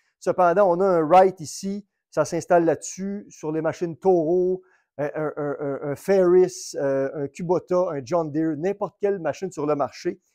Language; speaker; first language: French; native; French